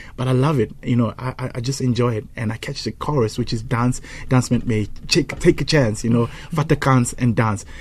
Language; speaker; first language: English; non-native, local second language; Zulu